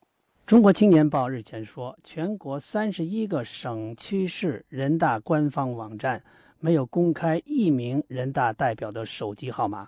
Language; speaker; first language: Chinese; native; Chinese